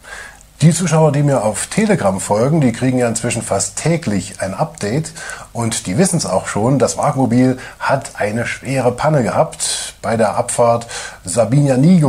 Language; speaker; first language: German; native; German